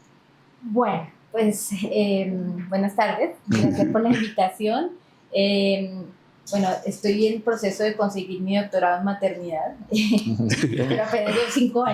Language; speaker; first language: Spanish; native; Spanish